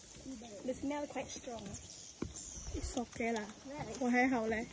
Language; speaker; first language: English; non-native, local second language; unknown